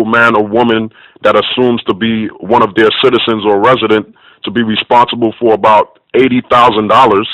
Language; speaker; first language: English; native; English